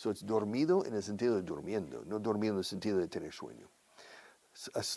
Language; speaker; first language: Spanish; non-native, fluent; English